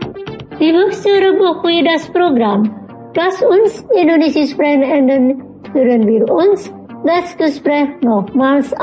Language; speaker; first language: German; non-native, learner; Indonesian